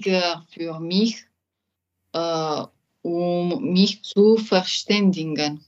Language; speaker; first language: German; non-native, learner; French